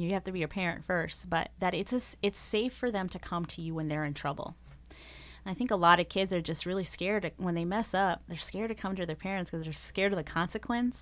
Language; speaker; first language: English; early bilingual, other home language; Spanish